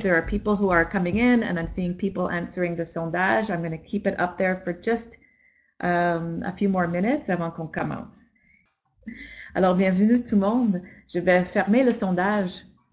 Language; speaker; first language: English; native; English